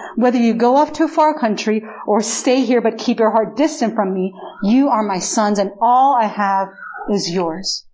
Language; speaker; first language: English; non-native, fluent; Spanish